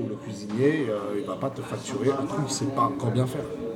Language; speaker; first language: French; native; French